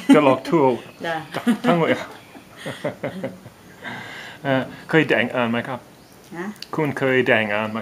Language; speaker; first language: Thai; non-native, fluent; English